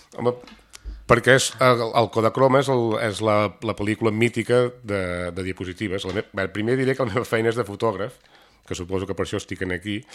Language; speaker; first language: Catalan; native; Catalan